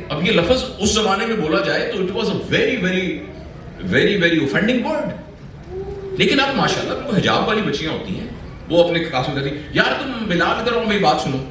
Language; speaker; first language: Urdu; non-native, local second language; Punjabi